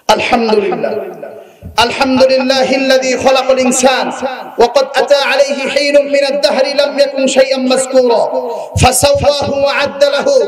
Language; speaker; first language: Arabic; non-native, fluent; Bangla